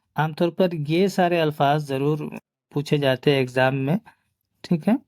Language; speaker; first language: Urdu; native; Urdu